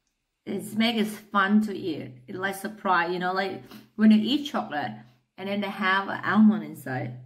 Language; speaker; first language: English; non-native, learner; Thai